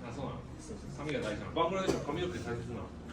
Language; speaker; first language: Japanese; native; Japanese